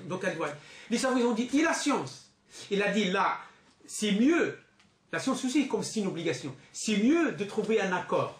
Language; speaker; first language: French; non-native, local second language; Arabic